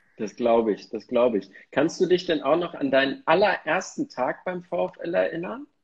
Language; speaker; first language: German; native; German